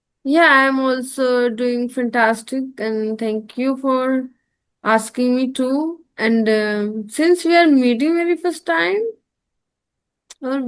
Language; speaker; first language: English; non-native, learner; Hindi